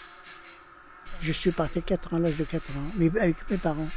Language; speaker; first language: French; non-native, local second language; Arabic